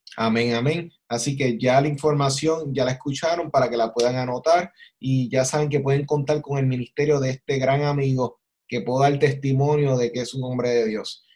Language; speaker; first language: Spanish; native; Spanish